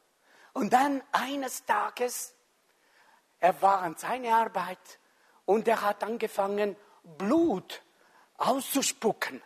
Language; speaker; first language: German; non-native, fluent; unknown